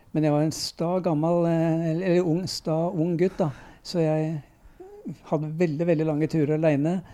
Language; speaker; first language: Norwegian; native; Norwegian